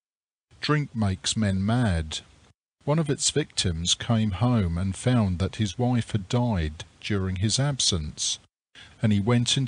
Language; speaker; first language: English; native; English